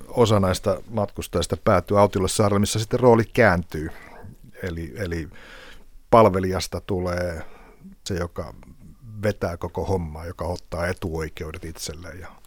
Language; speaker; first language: Finnish; native; Finnish